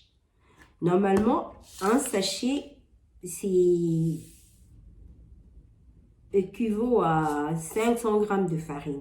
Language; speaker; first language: French; non-native, local second language; Lingala